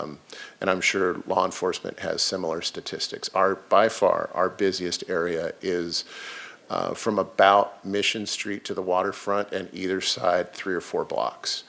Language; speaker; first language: English; native; English